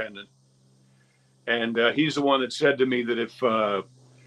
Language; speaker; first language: English; native; English